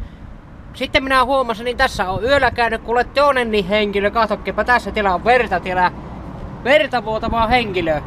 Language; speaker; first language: Finnish; native; Finnish